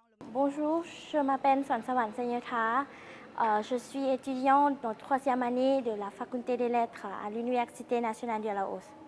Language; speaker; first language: French; non-native, learner; Lao